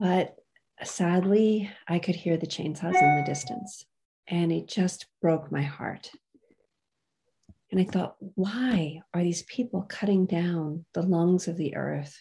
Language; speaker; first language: English; native; English